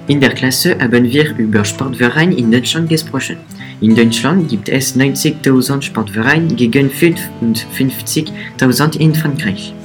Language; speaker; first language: German; non-native, learner; French